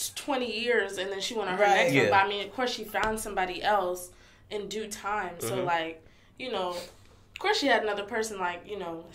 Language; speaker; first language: English; early bilingual, other home language; Haitian Creole